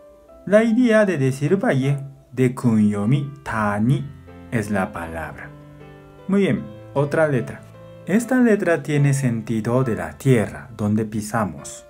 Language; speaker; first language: Spanish; non-native, fluent; Japanese